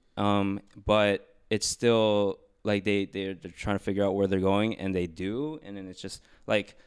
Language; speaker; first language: English; early bilingual, other home language; Filipino